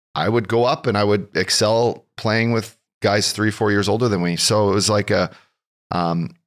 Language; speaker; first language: English; native; English